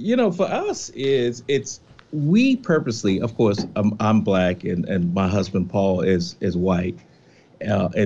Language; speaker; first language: English; native; English